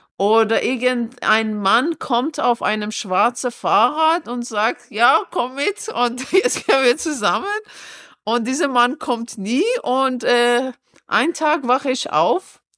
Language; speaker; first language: German; non-native, fluent; Persian